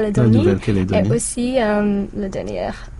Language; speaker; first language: French; non-native, learner; English